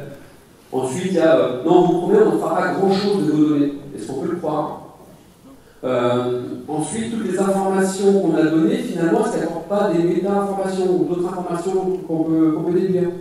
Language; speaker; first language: French; native; French